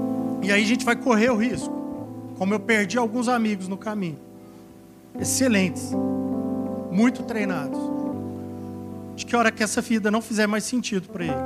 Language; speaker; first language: Portuguese; native; Portuguese